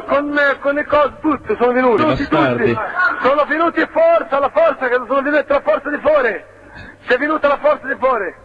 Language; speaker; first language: Italian; non-native, learner; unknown